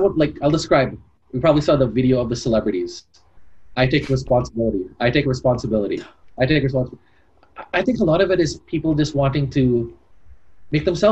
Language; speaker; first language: English; native; English